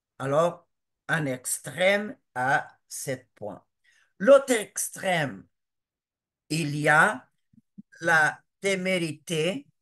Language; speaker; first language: French; non-native, fluent; Portuguese